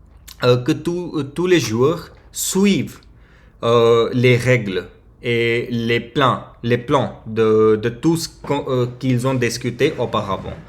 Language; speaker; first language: French; non-native, learner; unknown